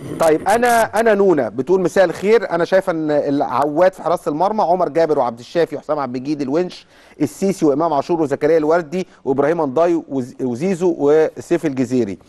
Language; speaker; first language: Arabic; native; Arabic